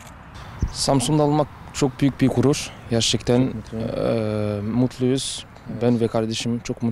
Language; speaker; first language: Turkish; early bilingual, heritage; French